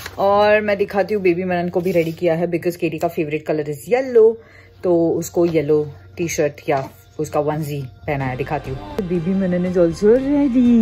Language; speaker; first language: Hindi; non-native, local second language; Marathi